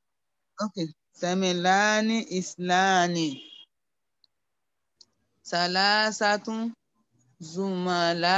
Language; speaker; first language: Arabic; non-native, learner; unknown